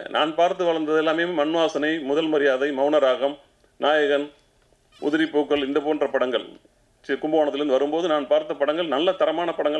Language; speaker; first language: Tamil; native; Tamil